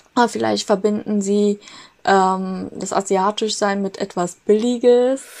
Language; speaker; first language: German; native; German